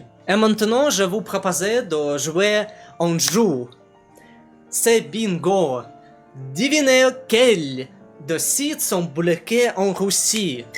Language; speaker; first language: French; non-native, learner; Russian